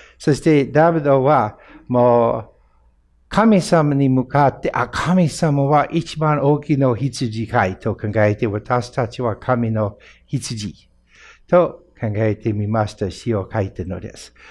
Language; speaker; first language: Japanese; non-native, fluent; English